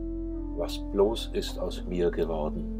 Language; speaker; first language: German; native; German